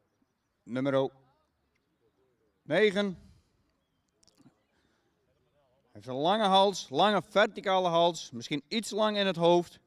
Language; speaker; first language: Dutch; native; Dutch